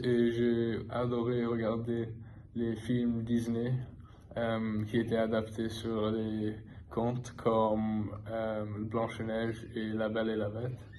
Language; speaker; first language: French; non-native, fluent; English